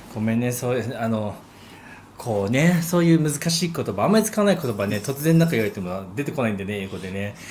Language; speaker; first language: Japanese; non-native, fluent; English